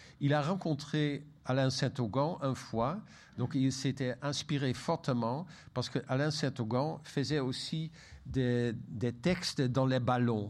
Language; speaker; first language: French; non-native, fluent; Dutch